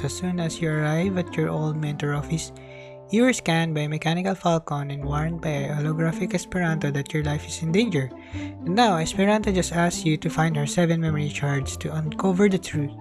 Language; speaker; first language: English; non-native, local second language; Filipino